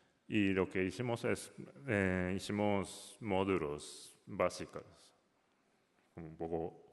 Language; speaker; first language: Spanish; non-native, learner; Japanese